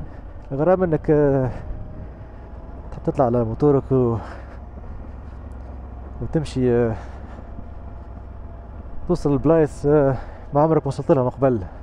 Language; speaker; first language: Arabic; native; Arabic